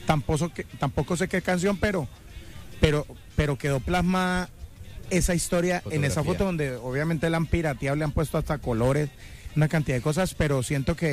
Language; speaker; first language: Spanish; native; Spanish